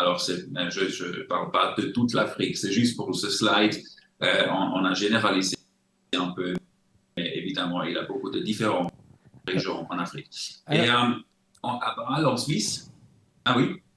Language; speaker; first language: French; non-native, local second language; German